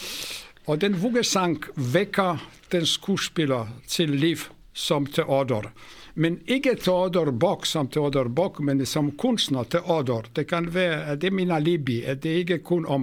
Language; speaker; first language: Swedish; non-native, fluent; Polish